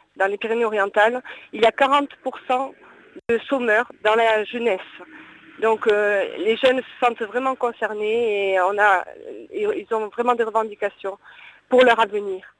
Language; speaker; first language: French; native; French